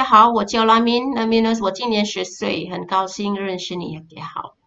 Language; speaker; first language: Chinese; non-native, local second language; Malay